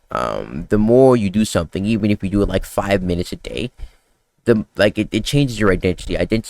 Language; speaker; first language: English; native; English